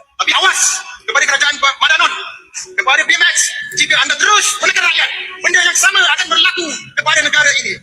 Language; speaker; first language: Malay; native; Malay